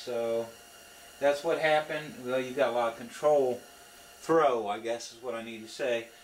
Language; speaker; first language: English; native; English